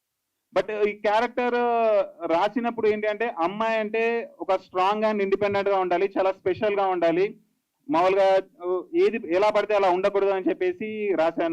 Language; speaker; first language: Telugu; native; Telugu